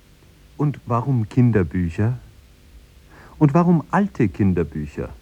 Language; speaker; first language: German; native; German